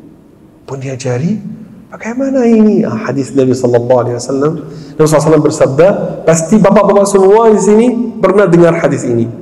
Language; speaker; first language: Indonesian; non-native, fluent; Arabic